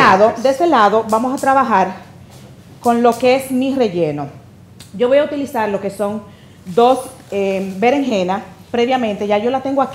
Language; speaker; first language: Spanish; native; Spanish